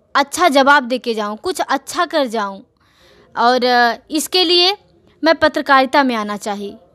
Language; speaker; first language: Hindi; native; Hindi